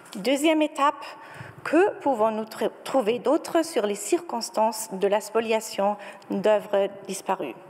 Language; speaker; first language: French; non-native, fluent; German